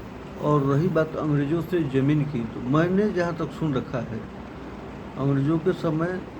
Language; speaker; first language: Hindi; native; Hindi